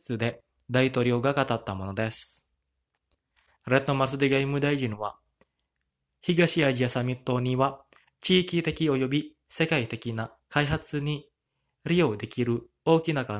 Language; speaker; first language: Japanese; non-native, fluent; Indonesian